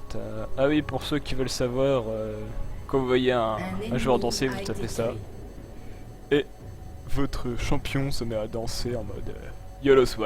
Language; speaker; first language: French; native; French